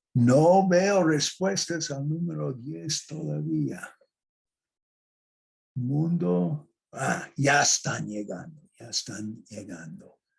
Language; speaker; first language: Spanish; non-native, fluent; English